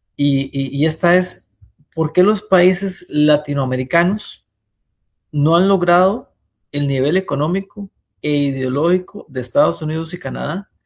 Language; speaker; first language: Spanish; native; Spanish